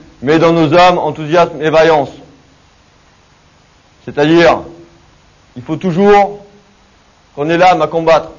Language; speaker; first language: French; native; French